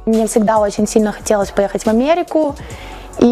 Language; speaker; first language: Russian; native; Russian